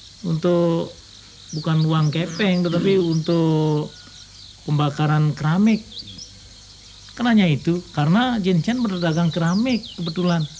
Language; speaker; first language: Indonesian; native; Indonesian